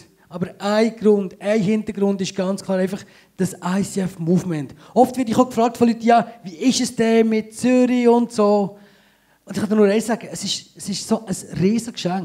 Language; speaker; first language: German; native; German